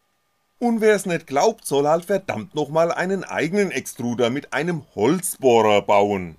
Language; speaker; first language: German; native; German